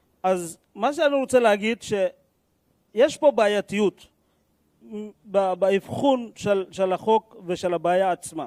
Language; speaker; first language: Hebrew; non-native, fluent; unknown